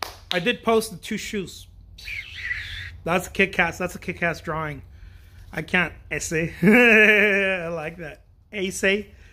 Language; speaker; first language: English; non-native, fluent; Spanish